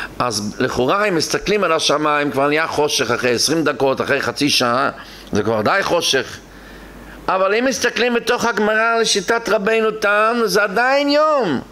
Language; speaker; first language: Hebrew; non-native, local second language; Yiddish